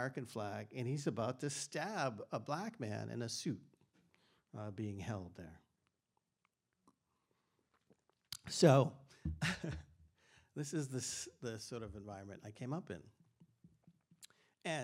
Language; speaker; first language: English; native; English